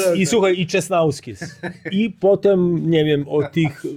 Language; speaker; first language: Polish; non-native, learner; Croatian